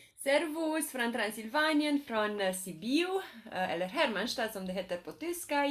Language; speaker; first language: Swedish; non-native, fluent; Romanian